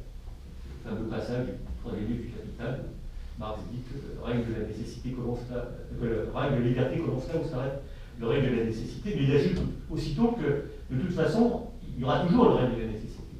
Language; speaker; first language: French; native; French